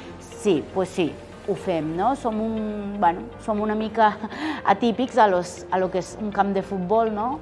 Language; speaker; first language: Catalan; non-native, fluent; Spanish